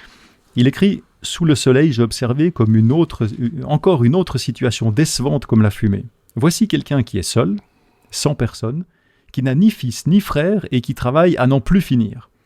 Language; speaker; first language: French; native; French